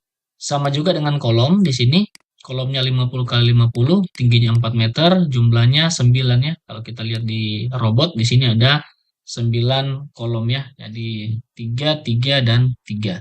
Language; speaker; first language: Indonesian; native; Indonesian